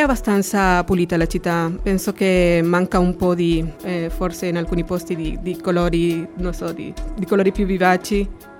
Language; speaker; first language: Italian; non-native, fluent; Spanish